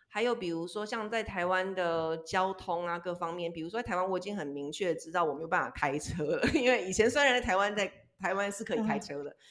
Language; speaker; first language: Chinese; native; Chinese